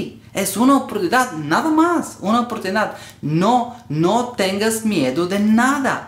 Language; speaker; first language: Spanish; non-native, learner; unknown